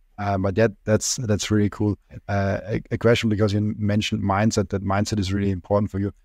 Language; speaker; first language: English; non-native, fluent; German